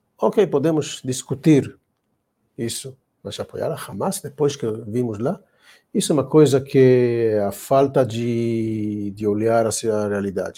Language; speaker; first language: Portuguese; non-native, learner; Hebrew